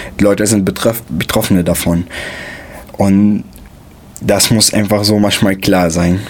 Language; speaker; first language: German; non-native, fluent; Arabic